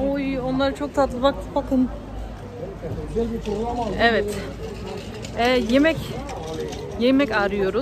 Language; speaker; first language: Turkish; non-native, learner; German